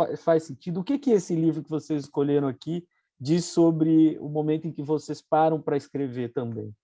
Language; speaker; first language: Portuguese; native; Portuguese